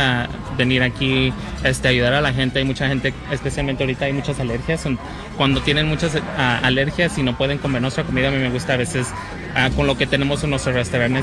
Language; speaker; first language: Spanish; early bilingual, heritage; Spanish